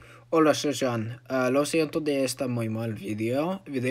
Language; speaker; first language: Spanish; non-native, learner; English